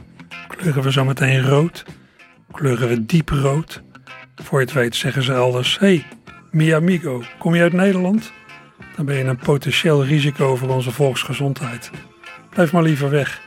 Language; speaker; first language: Dutch; native; Dutch